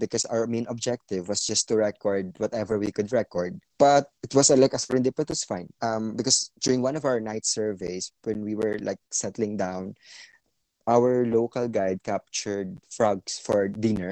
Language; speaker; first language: English; non-native, local second language; Cebuano